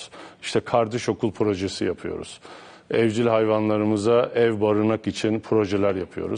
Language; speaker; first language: Turkish; native; Turkish